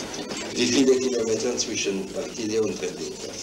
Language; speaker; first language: German; non-native, fluent; French